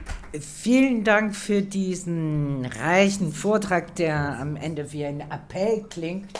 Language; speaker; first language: German; non-native, fluent; French